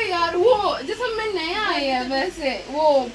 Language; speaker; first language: Hindi; early bilingual, other home language; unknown